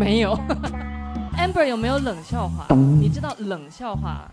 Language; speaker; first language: Chinese; native; Chinese